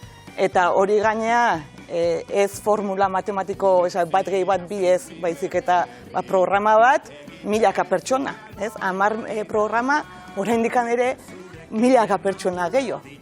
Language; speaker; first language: Basque; native; Basque